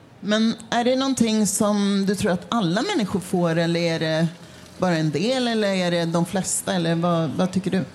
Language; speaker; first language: Swedish; native; Swedish